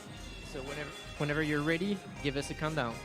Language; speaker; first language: English; native; English